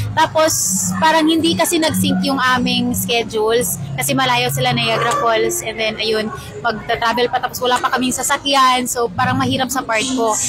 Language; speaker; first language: Filipino; non-native, local second language; Cebuano